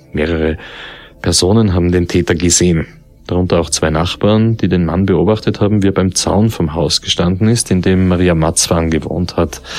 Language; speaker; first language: German; native; German